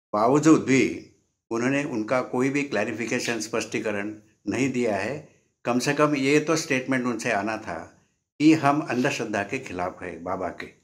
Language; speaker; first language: Hindi; non-native, local second language; Marathi